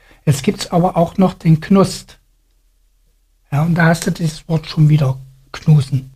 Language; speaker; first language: German; native; German